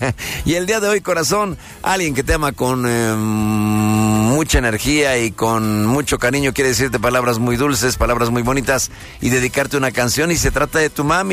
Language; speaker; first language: Spanish; native; Spanish